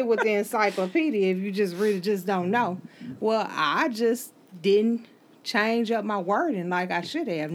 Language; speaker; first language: English; native; English